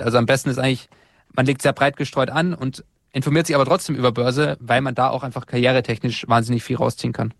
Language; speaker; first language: German; native; German